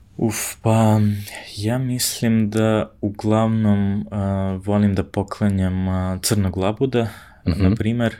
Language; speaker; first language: Serbian; non-native, fluent; English